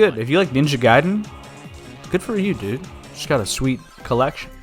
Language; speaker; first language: English; native; English